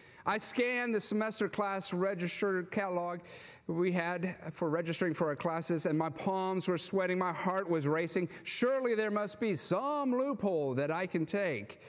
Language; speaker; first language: English; native; English